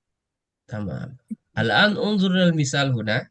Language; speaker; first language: Arabic; non-native, fluent; Indonesian